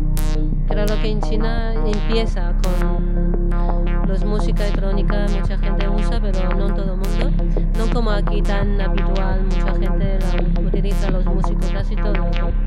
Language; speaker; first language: Spanish; non-native, learner; Chinese